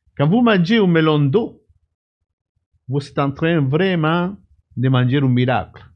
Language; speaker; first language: French; non-native, fluent; Spanish